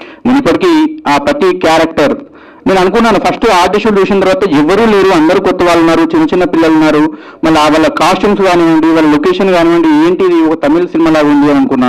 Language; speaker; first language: Telugu; native; Telugu